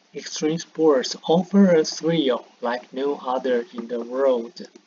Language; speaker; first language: English; non-native, fluent; Chinese